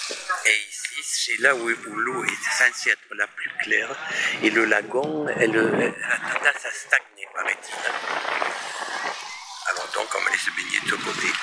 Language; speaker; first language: French; native; French